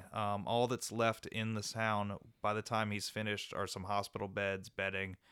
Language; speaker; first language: English; native; English